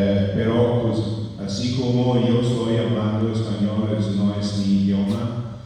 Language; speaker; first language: Spanish; non-native, fluent; Italian